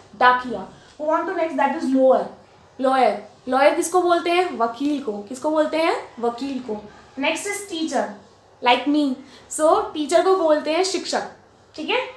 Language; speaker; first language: Hindi; native; Hindi